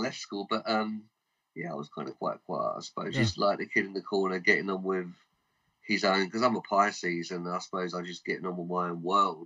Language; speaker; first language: English; native; English